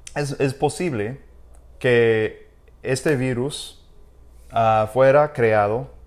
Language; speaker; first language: Spanish; non-native, fluent; English